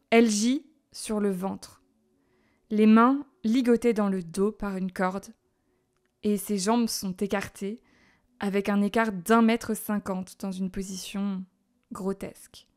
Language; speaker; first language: French; native; French